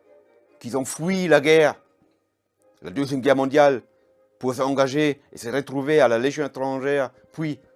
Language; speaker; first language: French; non-native, fluent; German